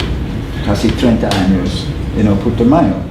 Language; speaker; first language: Spanish; non-native, fluent; English